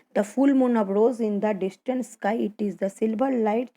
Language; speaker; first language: English; non-native, local second language; Gujarati